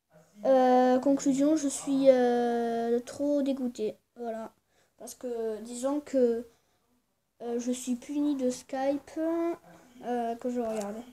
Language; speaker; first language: French; native; French